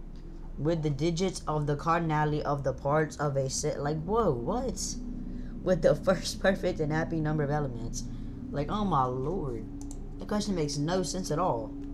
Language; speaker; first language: English; native; English